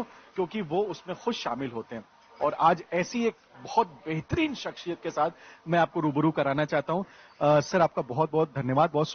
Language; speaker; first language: Hindi; native; Hindi